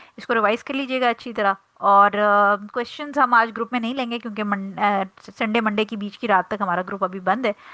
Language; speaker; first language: Urdu; native; Urdu